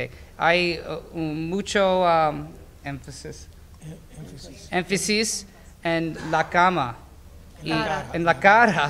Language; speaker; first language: Spanish; non-native, learner; English